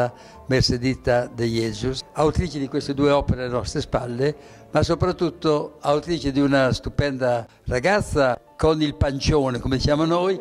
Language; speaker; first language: Italian; native; Italian